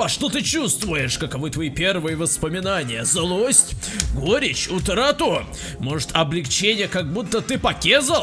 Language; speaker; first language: Russian; native; Russian